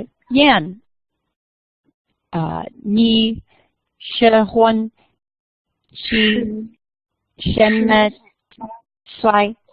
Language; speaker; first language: Chinese; non-native, learner; English